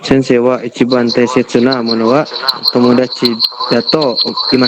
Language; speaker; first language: Japanese; non-native, learner; Indonesian